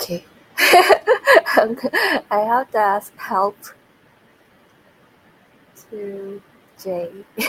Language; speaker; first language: English; non-native, learner; Korean